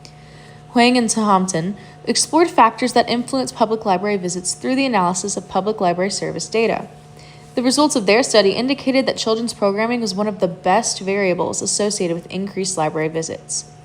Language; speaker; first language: English; native; English